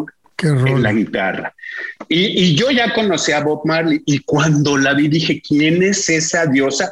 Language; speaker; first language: Spanish; native; Spanish